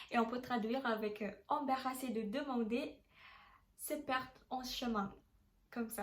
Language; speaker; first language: French; non-native, learner; Indonesian